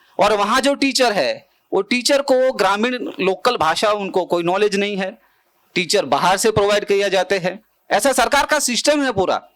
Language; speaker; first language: Hindi; non-native, local second language; Bhili